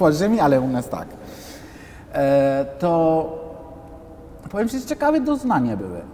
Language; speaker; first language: Polish; non-native, fluent; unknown